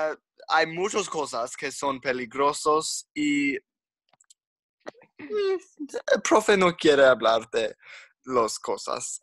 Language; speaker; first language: Spanish; non-native, learner; English